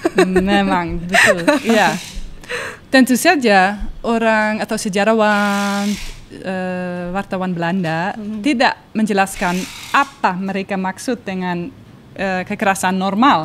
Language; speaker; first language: Indonesian; non-native, learner; Dutch